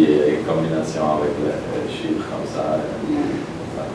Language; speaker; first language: French; non-native, learner; Polish